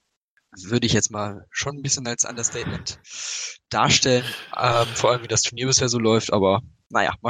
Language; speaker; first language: German; native; German